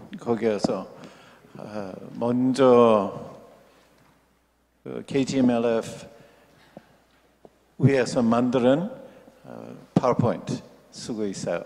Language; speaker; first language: Korean; non-native, local second language; English